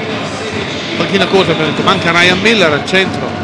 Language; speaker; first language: Italian; native; Italian